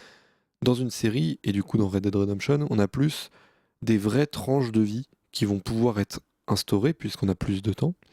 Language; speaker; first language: French; native; French